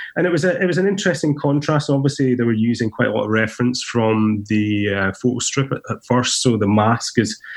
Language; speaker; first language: English; native; English